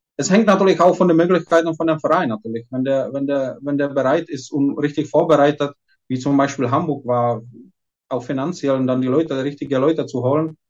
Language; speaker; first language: German; non-native, fluent; Czech